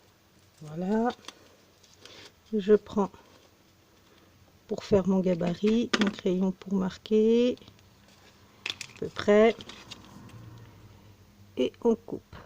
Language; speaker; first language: French; native; French